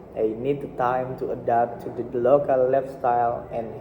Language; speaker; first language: English; non-native, learner; Indonesian